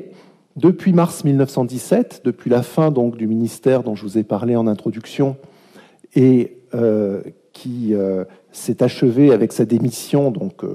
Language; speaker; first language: French; native; French